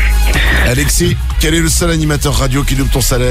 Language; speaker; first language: French; native; French